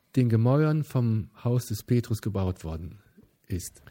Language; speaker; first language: German; native; German